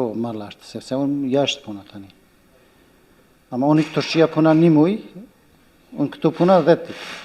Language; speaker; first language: Albanian; non-native, learner; Turkish